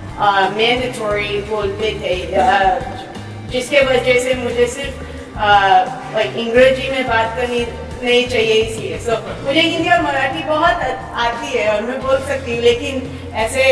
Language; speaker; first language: Hindi; early bilingual, heritage; English